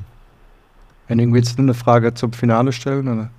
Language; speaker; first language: German; native; German